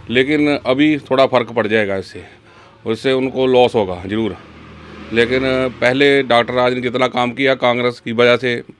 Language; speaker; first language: Hindi; non-native, local second language; Punjabi